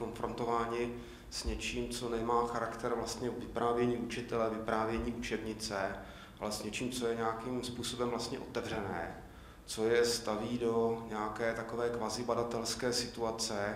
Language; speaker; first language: Czech; native; Czech